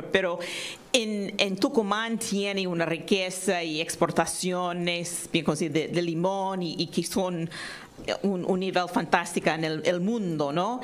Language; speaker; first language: Spanish; non-native, fluent; English